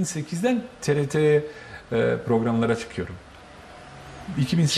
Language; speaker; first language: Turkish; non-native, fluent; Bosnian